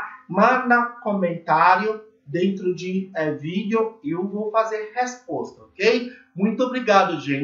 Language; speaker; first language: Portuguese; non-native, learner; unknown